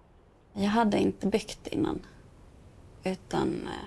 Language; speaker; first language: Swedish; native; Swedish